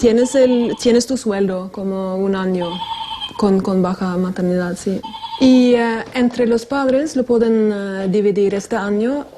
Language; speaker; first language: Spanish; non-native, fluent; Norwegian